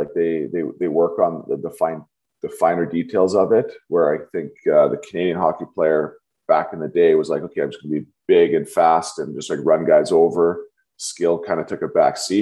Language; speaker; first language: English; native; English